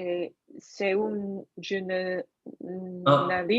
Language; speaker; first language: French; non-native, learner; Chinese